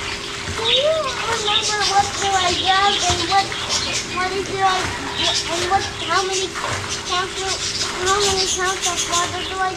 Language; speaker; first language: English; non-native, local second language; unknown